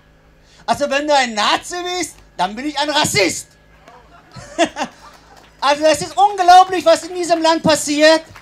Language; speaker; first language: German; non-native, fluent; Persian